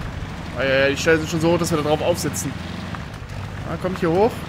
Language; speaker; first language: German; native; German